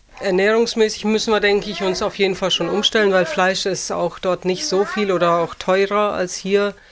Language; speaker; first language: German; early bilingual, other home language; Russian